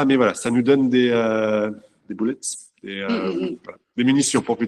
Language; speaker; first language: French; native; French